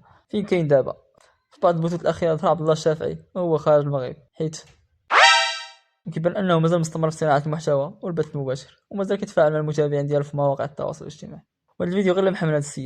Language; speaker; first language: Arabic; native; Arabic